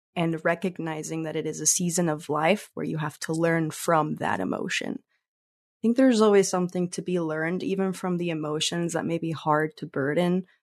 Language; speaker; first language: English; early bilingual, other home language; Spanish